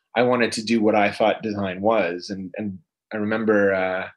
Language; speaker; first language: English; native; English